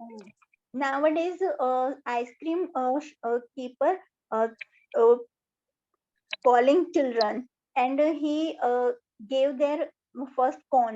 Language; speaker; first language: English; non-native, learner; Hindi